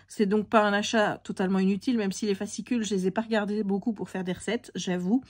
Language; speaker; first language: French; native; French